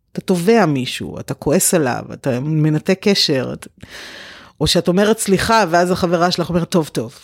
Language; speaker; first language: Hebrew; early bilingual, other home language; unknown